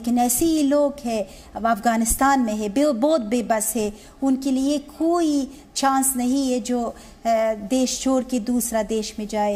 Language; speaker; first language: Hindi; non-native, learner; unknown